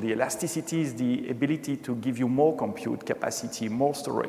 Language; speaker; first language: English; non-native, fluent; French